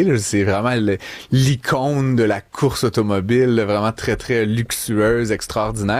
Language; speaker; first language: French; native; French